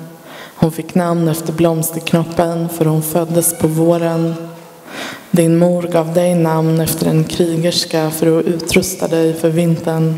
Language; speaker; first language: Swedish; early bilingual, other home language; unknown